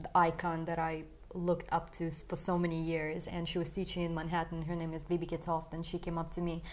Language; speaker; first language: English; early bilingual, other home language; Russian